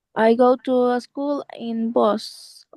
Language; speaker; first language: English; non-native, learner; Spanish